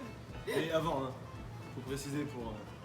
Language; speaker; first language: French; native; French